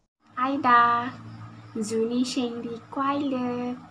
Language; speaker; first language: Chinese; non-native, learner; Malay